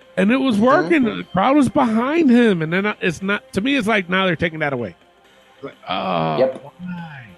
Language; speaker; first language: English; native; English